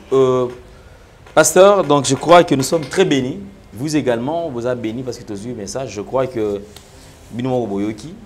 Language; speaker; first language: French; non-native, local second language; Lingala